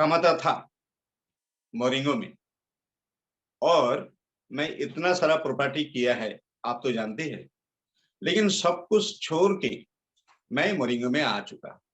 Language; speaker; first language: Hindi; non-native, local second language; Bangla